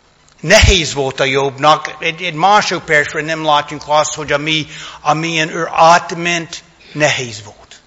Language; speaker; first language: Hungarian; non-native, fluent; English